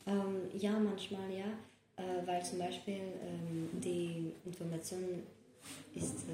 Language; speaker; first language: German; non-native, learner; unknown